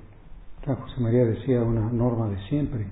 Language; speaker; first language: Spanish; native; Spanish